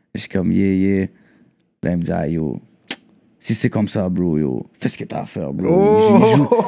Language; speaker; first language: French; native; French